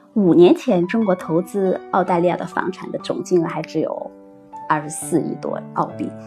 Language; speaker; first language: Chinese; native; Chinese